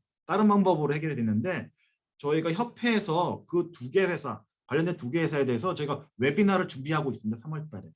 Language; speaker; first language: Korean; native; Korean